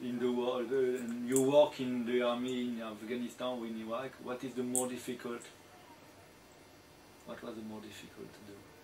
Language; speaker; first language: English; non-native, learner; French